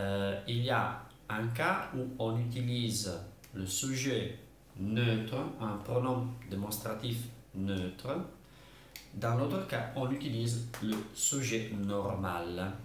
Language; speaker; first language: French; non-native, fluent; Italian